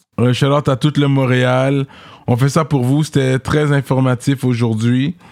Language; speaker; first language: French; native; French